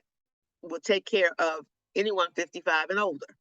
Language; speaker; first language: English; native; English